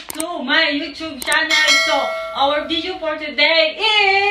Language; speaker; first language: English; non-native, local second language; Filipino